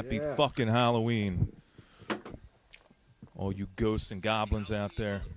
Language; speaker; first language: English; native; English